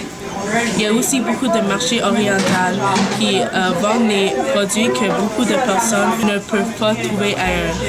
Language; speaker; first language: French; non-native, local second language; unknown